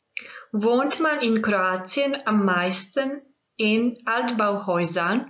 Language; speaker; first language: German; non-native, fluent; Croatian